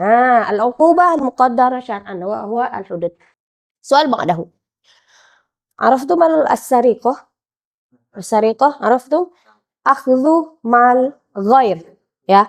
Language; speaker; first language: Arabic; non-native, fluent; Indonesian